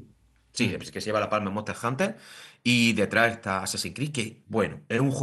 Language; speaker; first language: Spanish; native; Spanish